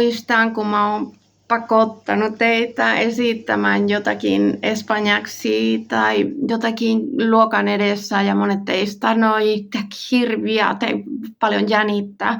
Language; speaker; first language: Finnish; non-native, fluent; Spanish